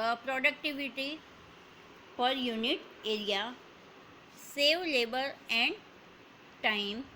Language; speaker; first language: English; non-native, local second language; Hindi